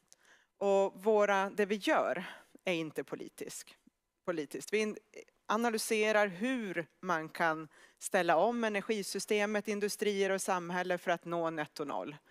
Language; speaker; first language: Swedish; native; Swedish